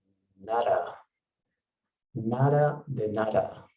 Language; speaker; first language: Spanish; non-native, fluent; English